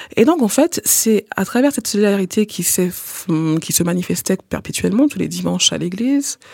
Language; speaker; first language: French; non-native, local second language; Haitian Creole